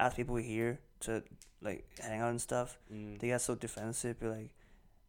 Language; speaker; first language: English; non-native, local second language; Cantonese